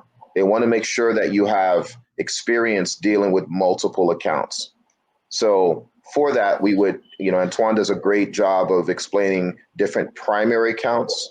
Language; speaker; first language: English; native; English